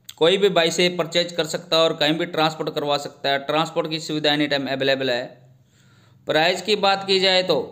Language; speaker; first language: Hindi; native; Hindi